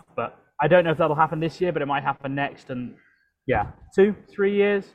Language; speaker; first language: English; native; English